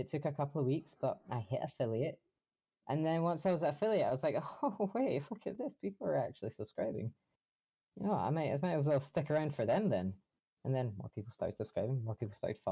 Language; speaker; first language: English; native; English